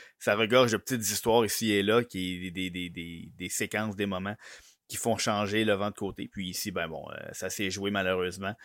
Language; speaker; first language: French; native; French